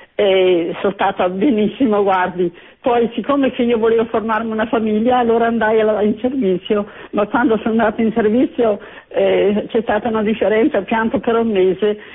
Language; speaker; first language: Italian; native; Italian